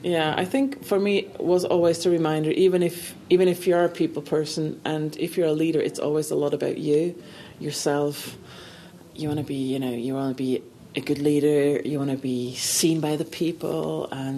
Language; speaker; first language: English; non-native, fluent; German